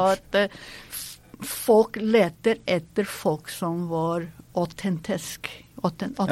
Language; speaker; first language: Norwegian; non-native, fluent; English